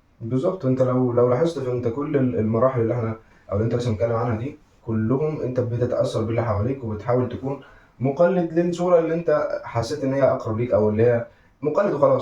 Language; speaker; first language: Arabic; native; Arabic